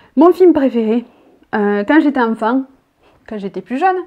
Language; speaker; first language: French; native; French